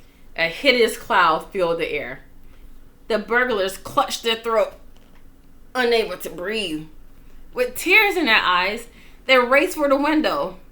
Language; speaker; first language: English; native; English